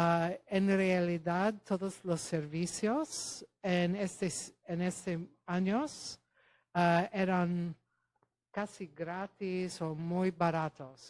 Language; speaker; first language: Spanish; non-native, fluent; Polish